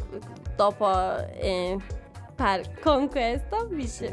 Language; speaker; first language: Italian; non-native, learner; Turkish